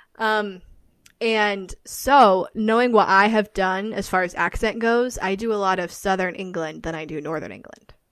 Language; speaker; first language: English; native; English